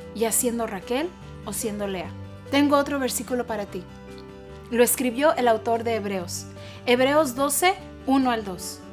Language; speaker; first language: Spanish; early bilingual, heritage; Spanish